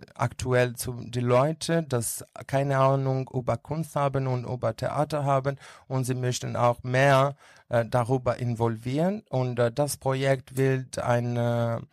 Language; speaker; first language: German; non-native, learner; Greek